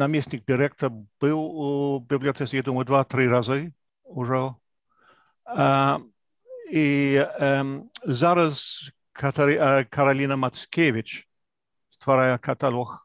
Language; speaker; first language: Belarusian; non-native, fluent; English